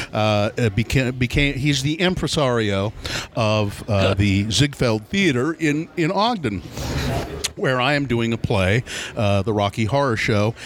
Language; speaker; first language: English; native; English